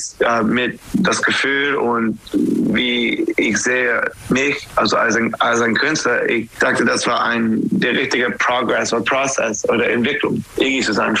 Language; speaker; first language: German; non-native, fluent; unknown